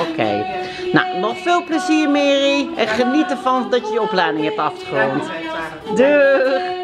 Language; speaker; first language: Dutch; native; Dutch